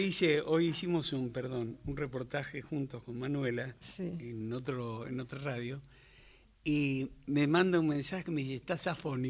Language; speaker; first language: Spanish; native; Spanish